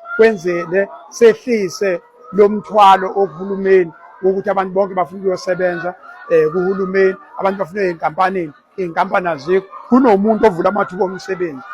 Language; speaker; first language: Zulu; native; Zulu